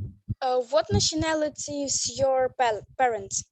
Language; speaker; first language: English; non-native, learner; Ukrainian